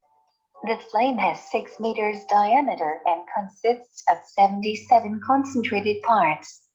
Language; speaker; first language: English; non-native, learner; Indonesian